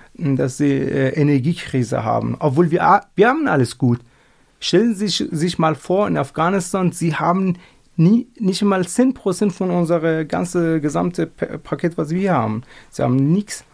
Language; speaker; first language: German; non-native, fluent; Persian